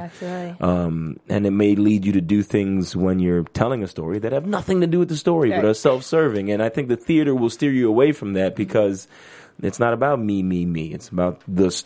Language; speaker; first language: English; native; English